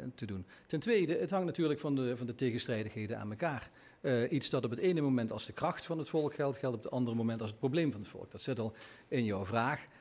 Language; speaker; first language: Dutch; native; Dutch